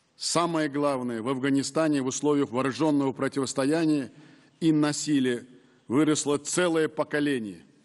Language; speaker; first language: Russian; non-native, local second language; Uzbek